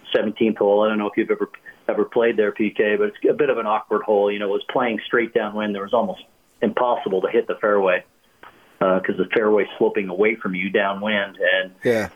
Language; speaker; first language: English; native; English